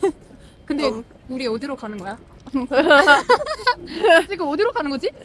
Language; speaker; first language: Korean; non-native, fluent; English